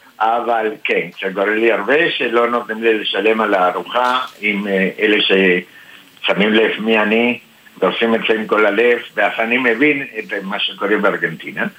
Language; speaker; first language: Hebrew; non-native, fluent; Spanish